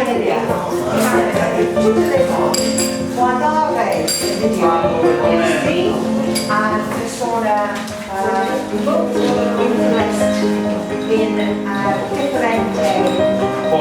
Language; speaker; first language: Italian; non-native, learner; English